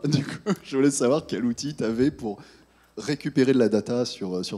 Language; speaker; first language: French; native; French